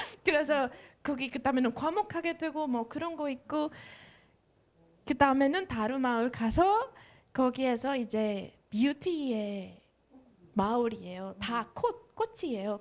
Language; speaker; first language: Korean; non-native, fluent; Spanish